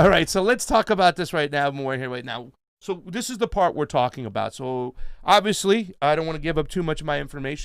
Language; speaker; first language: English; native; English